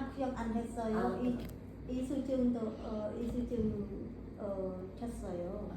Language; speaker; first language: Korean; non-native, learner; Vietnamese